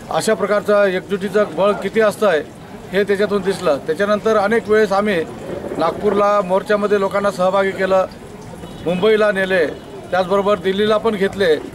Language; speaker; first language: Marathi; non-native, local second language; Kukna